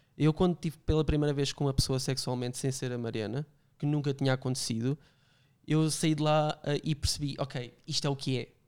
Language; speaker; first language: Portuguese; native; Portuguese